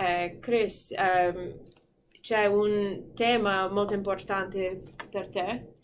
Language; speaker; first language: Italian; non-native, fluent; English